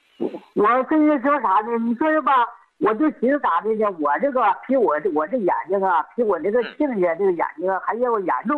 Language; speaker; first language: Chinese; native; Chinese